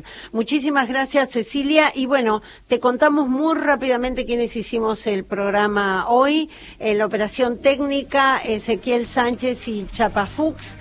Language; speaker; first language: Spanish; native; Spanish